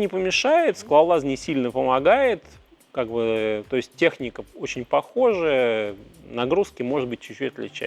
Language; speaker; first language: Russian; native; Russian